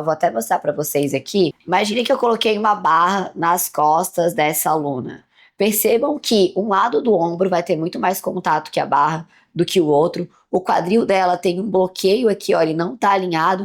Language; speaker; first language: Portuguese; native; Portuguese